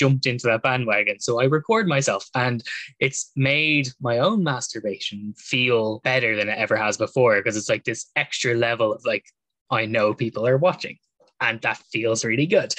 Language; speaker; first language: English; native; English